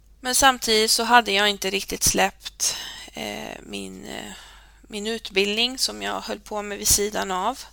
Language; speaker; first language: Swedish; early bilingual, other home language; Spanish